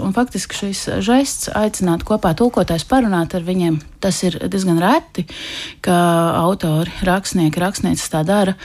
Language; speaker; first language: Latvian; native; Latvian